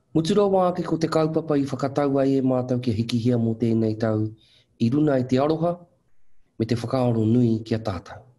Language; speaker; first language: Māori; native; Māori